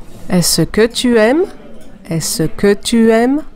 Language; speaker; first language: French; non-native, fluent; English